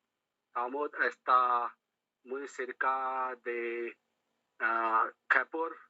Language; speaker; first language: Spanish; non-native, learner; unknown